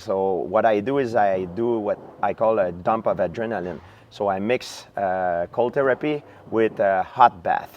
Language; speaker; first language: English; non-native, fluent; French